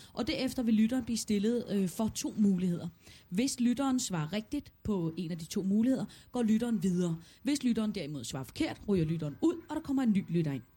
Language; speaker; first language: Danish; native; Danish